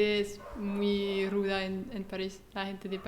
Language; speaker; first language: Spanish; non-native, learner; French